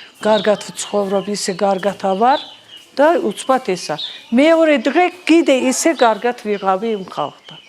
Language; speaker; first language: Georgian; non-native, local second language; Azerbaijani